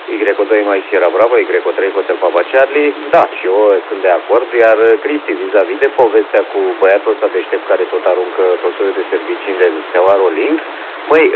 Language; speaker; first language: Romanian; native; Romanian